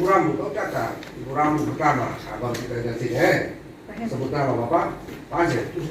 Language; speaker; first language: Indonesian; native; Indonesian